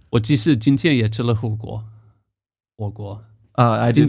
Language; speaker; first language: Chinese; non-native, learner; English